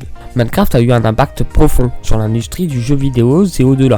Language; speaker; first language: French; native; French